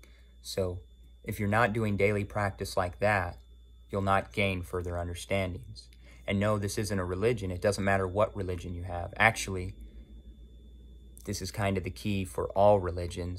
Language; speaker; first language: English; native; English